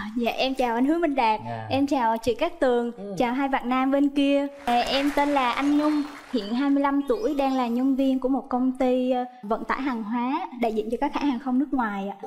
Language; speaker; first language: Vietnamese; native; Vietnamese